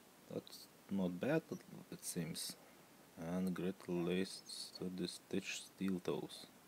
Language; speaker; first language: English; non-native, fluent; Lithuanian